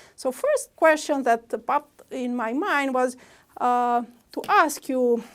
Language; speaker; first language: English; non-native, fluent; Romanian